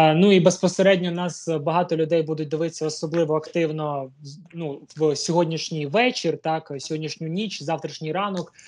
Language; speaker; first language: Ukrainian; native; Ukrainian